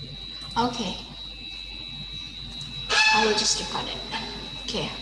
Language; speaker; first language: English; non-native, fluent; Indonesian